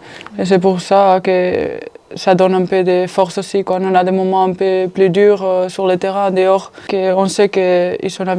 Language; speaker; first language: French; non-native, fluent; Spanish